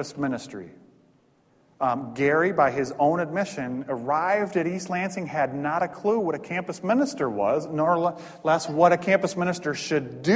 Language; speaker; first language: English; native; English